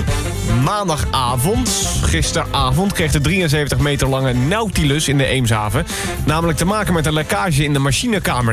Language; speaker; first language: Dutch; native; Dutch